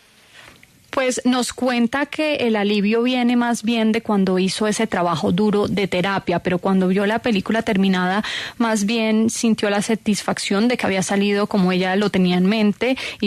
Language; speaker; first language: Spanish; native; Spanish